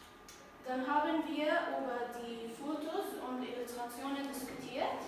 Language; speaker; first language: German; non-native, learner; Arabic